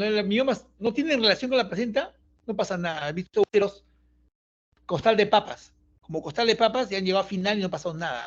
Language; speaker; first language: Spanish; native; Spanish